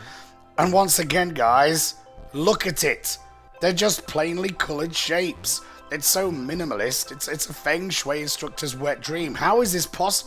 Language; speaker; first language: English; native; English